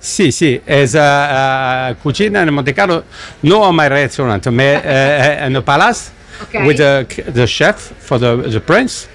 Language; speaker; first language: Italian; non-native, learner; English